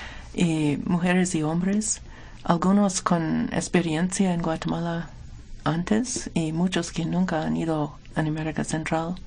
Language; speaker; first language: Spanish; non-native, fluent; English